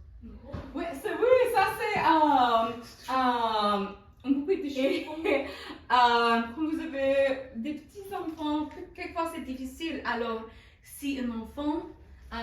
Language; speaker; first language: French; non-native, local second language; English